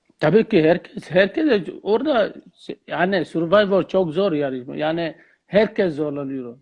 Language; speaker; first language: Turkish; non-native, learner; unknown